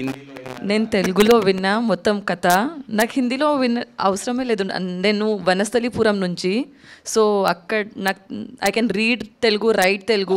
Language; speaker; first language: Telugu; non-native, local second language; Hindi